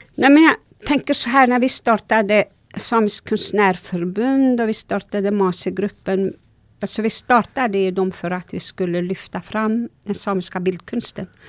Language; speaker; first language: Swedish; non-native, local second language; Northern Sami